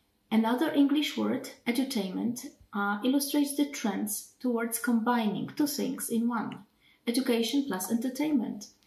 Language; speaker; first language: English; non-native, fluent; Polish